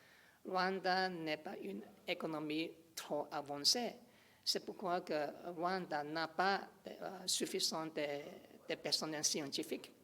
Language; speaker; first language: French; non-native, learner; English